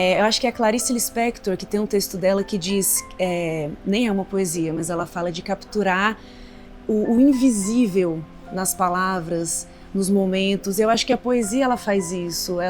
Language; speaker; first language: Portuguese; native; Portuguese